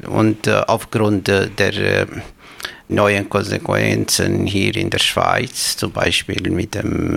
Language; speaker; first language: German; non-native, fluent; Albanian